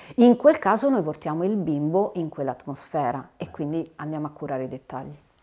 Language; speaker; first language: Italian; native; Italian